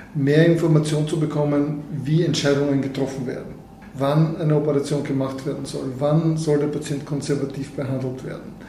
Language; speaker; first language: German; non-native, fluent; Bulgarian